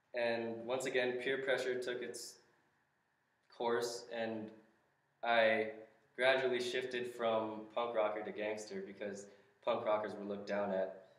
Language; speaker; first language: English; native; English